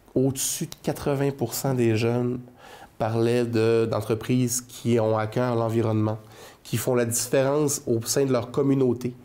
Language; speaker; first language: French; native; French